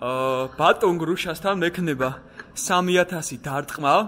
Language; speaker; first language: Georgian; native; Georgian